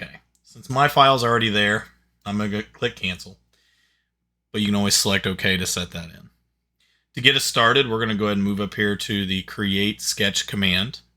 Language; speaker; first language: English; native; English